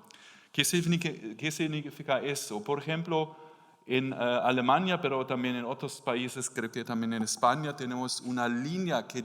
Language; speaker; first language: Spanish; non-native, learner; German